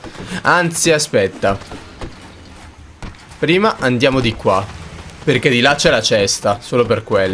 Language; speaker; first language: Italian; native; Italian